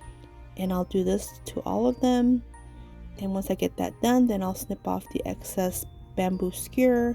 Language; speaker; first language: English; native; English